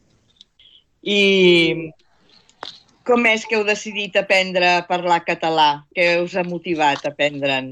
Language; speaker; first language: Catalan; native; Catalan